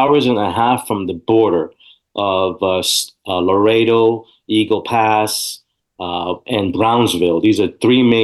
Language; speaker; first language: English; native; English